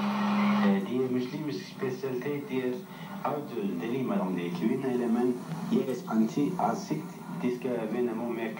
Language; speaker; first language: Danish; non-native, learner; Turkish